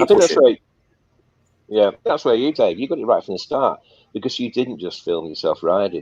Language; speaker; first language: English; native; English